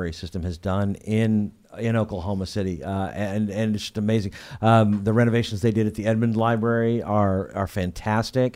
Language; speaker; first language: English; native; English